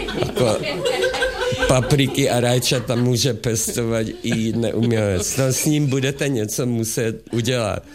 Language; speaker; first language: Czech; non-native, local second language; Hungarian